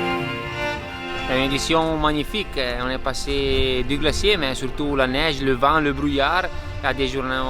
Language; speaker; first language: French; non-native, local second language; Italian